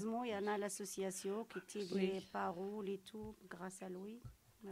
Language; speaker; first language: French; non-native, local second language; Arabic